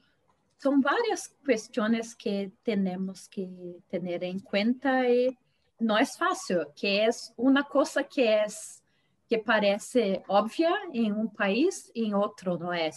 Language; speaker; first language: Spanish; non-native, fluent; Portuguese